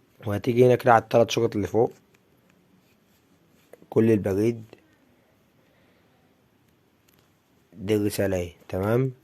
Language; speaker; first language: Arabic; native; Arabic